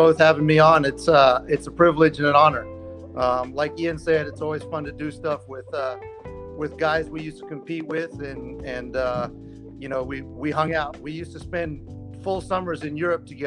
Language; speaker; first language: English; native; English